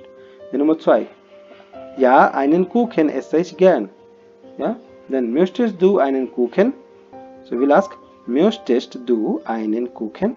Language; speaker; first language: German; non-native, fluent; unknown